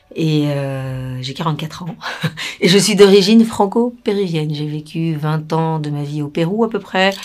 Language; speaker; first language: French; non-native, fluent; Spanish